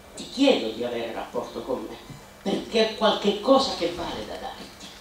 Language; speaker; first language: Italian; native; Italian